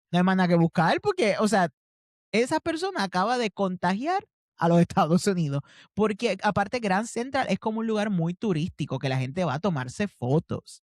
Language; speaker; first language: Spanish; native; Spanish